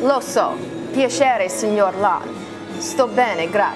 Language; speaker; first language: Italian; non-native, learner; English